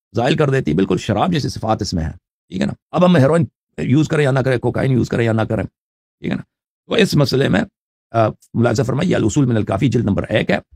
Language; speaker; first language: Urdu; native; Urdu